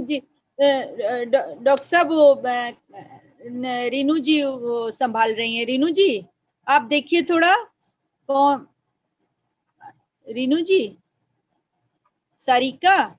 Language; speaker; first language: Hindi; native; Hindi